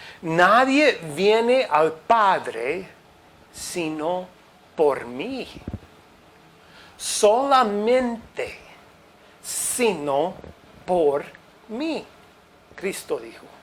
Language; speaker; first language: Spanish; non-native, fluent; English